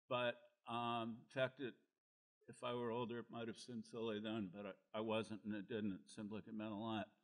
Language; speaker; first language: English; native; English